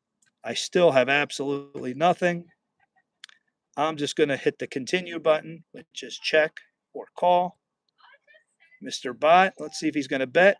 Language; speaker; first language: English; native; English